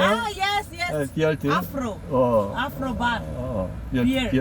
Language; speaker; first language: English; non-native, learner; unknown